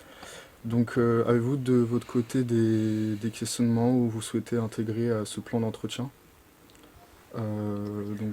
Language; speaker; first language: French; native; French